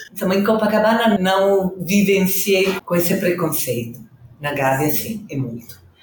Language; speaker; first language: Portuguese; non-native, fluent; Italian